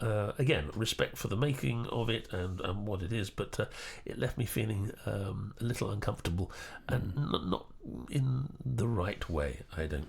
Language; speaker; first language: English; native; English